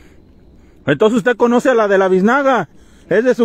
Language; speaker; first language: Spanish; native; Spanish